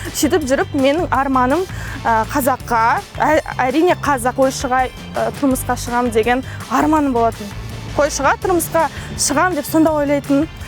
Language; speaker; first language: Kazakh; non-native, local second language; Russian